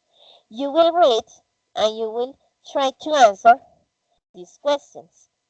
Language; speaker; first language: English; non-native, fluent; Spanish